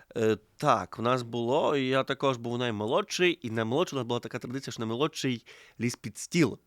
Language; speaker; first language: Ukrainian; native; Ukrainian